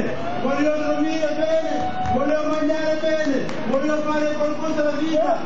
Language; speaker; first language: Italian; non-native, learner; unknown